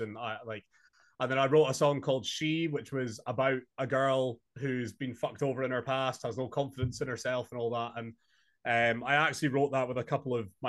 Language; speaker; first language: English; native; English